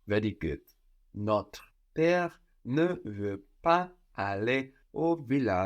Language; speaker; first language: French; non-native, fluent; English